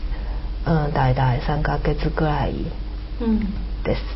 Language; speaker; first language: Japanese; non-native, learner; Chinese